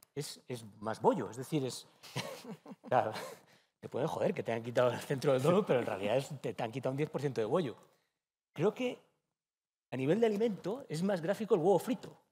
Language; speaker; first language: Spanish; native; Spanish